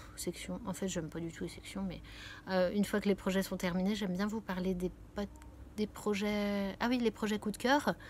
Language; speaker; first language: French; native; French